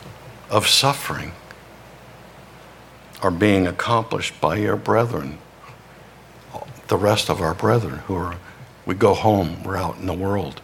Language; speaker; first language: English; native; English